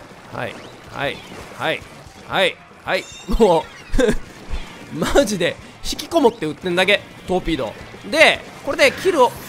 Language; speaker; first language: Japanese; native; Japanese